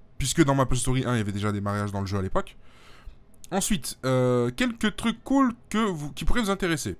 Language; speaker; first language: French; native; French